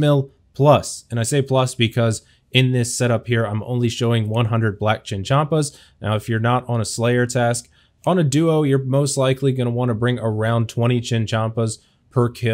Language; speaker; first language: English; native; English